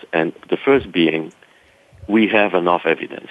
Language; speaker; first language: English; non-native, fluent; French